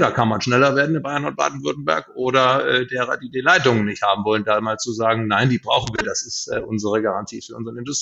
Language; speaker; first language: German; native; German